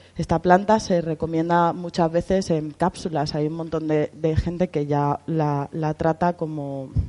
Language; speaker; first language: Spanish; native; Spanish